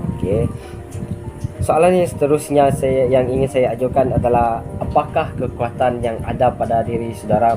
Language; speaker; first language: Malay; non-native, local second language; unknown